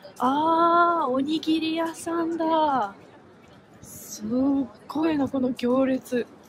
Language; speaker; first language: Japanese; non-native, fluent; Russian